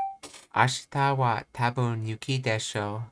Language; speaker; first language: Japanese; non-native, learner; English